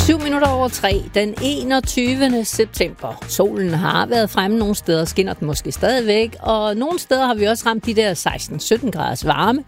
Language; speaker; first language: Danish; native; Danish